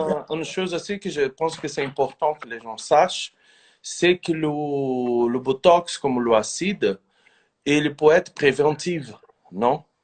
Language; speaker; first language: French; non-native, fluent; Portuguese